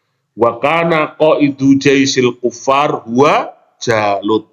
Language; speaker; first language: Arabic; non-native, fluent; Indonesian